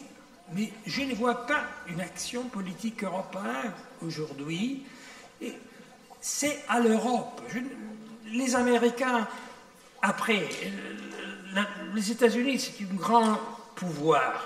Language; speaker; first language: French; non-native, fluent; Italian